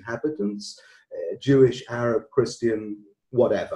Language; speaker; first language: English; native; English